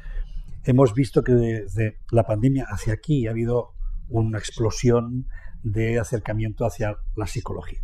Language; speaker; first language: Spanish; native; Spanish